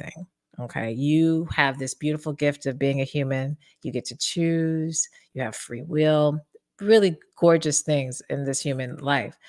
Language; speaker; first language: English; native; English